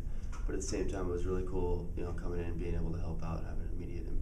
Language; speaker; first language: English; native; English